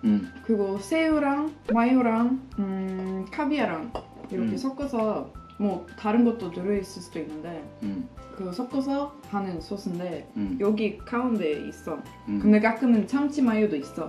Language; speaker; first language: Korean; non-native, fluent; Swedish